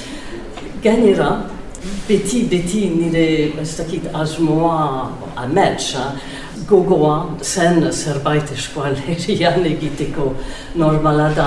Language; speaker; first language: Basque; non-native, learner; English